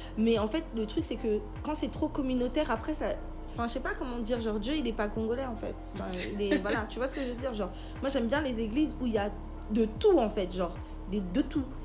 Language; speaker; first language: French; early bilingual, other home language; Lingala